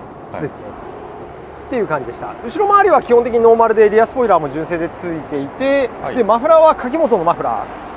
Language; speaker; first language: Japanese; native; Japanese